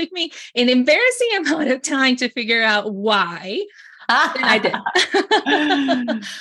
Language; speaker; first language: English; non-native, fluent; Portuguese